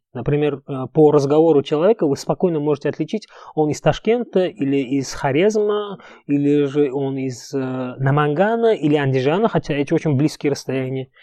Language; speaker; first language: Russian; non-native, local second language; Uzbek